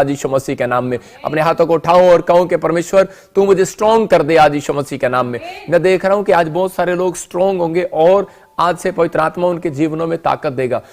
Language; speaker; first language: Hindi; non-native, local second language; Punjabi